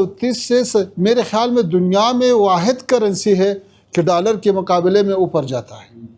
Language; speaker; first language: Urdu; non-native, fluent; Pashto